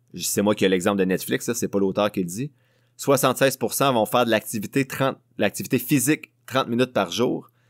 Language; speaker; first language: French; native; French